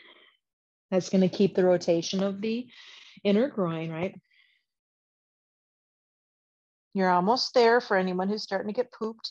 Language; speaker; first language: English; native; English